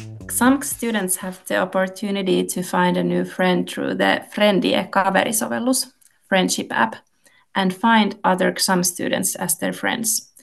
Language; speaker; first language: English; non-native, fluent; Finnish